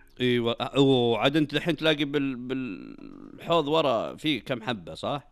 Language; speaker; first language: Arabic; native; Arabic